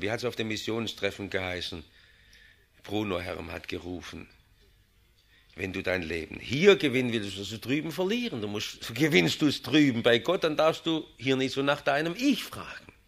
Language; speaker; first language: German; native; German